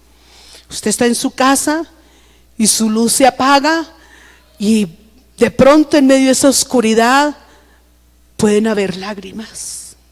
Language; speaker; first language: Spanish; native; Spanish